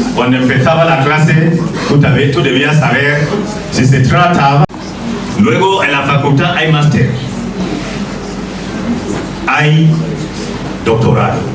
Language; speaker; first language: Spanish; non-native, fluent; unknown